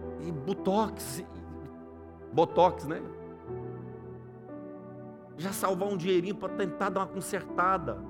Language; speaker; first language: Portuguese; native; Portuguese